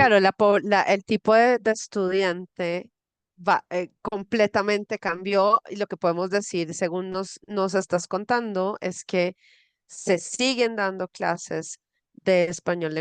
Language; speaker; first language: Spanish; native; Spanish